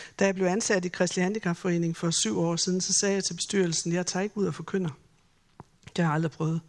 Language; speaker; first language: Danish; native; Danish